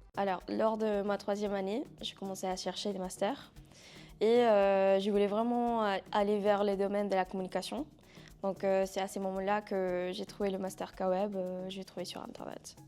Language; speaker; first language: French; non-native, fluent; Spanish